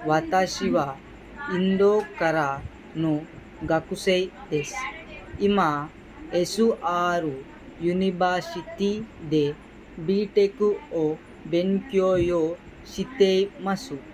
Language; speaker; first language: Japanese; non-native, learner; Telugu